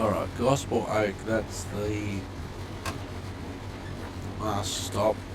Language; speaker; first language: English; native; English